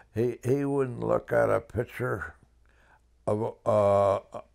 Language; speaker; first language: English; native; English